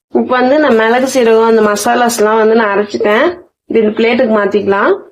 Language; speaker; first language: Tamil; native; Tamil